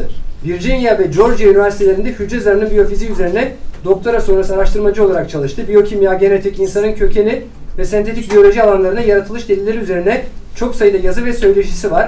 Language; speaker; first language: Turkish; native; Turkish